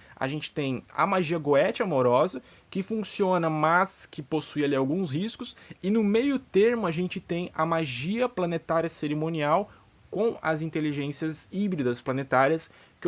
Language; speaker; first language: Portuguese; native; Portuguese